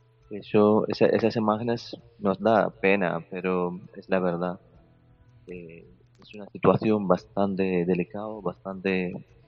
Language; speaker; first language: Spanish; non-native, fluent; Malayalam